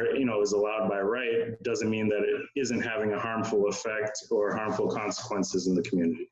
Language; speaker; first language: English; native; English